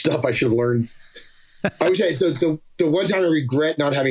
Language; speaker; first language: English; native; English